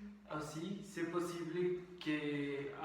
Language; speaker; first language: French; non-native, learner; Spanish